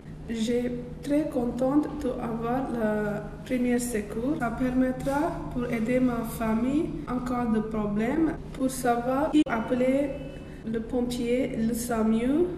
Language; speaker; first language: French; non-native, learner; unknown